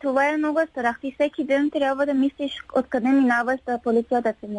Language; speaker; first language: Bulgarian; non-native, learner; Persian